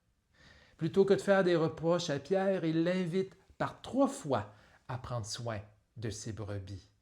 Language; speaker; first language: French; native; French